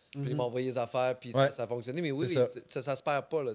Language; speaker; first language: French; native; French